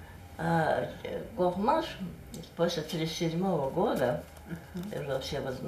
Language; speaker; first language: Russian; non-native, local second language; Azerbaijani